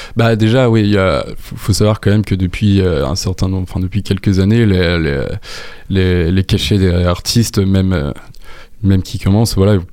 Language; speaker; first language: French; native; French